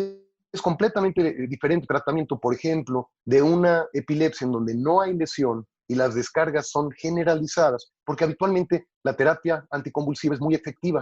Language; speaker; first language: Spanish; native; Spanish